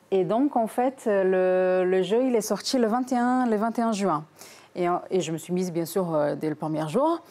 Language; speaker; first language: French; non-native, fluent; Portuguese